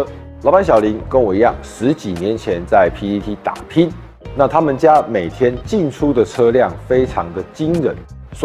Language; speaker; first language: Chinese; native; Chinese